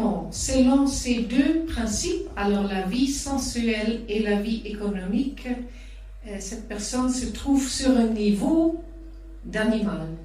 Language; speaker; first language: French; non-native, fluent; German